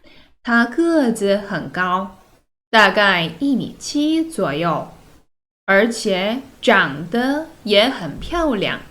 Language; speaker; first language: Chinese; non-native, fluent; Korean